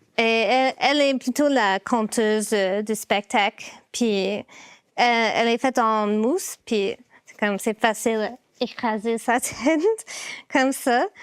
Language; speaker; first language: French; non-native, fluent; English